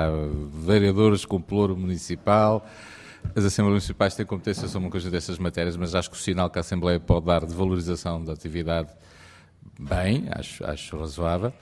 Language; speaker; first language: Portuguese; native; Portuguese